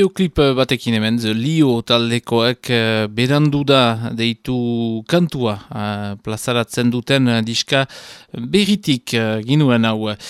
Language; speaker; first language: Basque; native; Basque